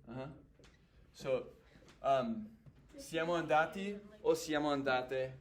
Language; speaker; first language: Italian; non-native, fluent; English